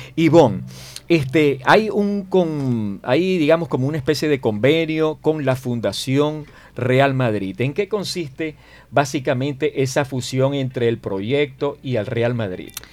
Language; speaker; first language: Spanish; native; Spanish